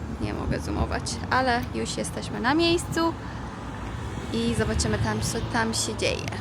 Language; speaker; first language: Polish; non-native, learner; Persian